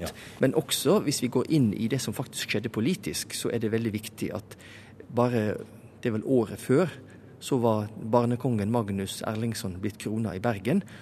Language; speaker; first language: Norwegian; native; Norwegian